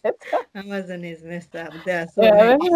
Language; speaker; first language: English; non-native, learner; Japanese